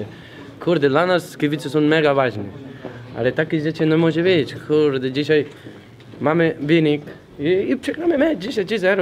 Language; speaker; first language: Polish; non-native, learner; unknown